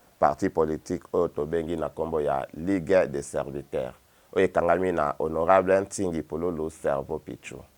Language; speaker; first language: Lingala; native; Lingala